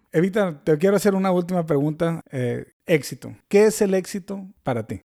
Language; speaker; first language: Spanish; native; Spanish